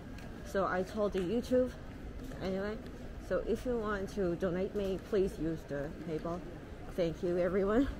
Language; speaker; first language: English; non-native, fluent; Korean